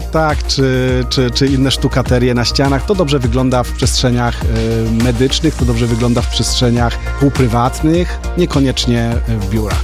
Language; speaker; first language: Polish; native; Polish